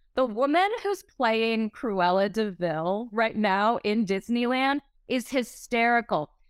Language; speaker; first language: English; native; English